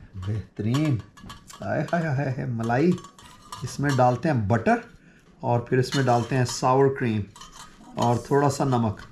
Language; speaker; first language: Urdu; non-native, local second language; Punjabi